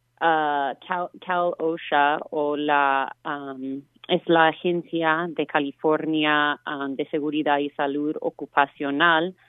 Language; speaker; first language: Spanish; non-native, fluent; English